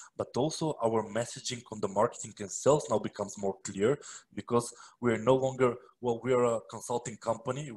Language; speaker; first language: English; non-native, fluent; Macedonian